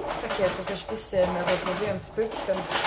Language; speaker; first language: French; native; French